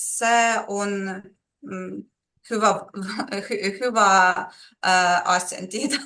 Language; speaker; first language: Finnish; non-native, learner; Russian